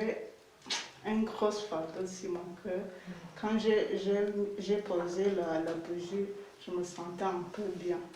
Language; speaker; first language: French; non-native, local second language; Rundi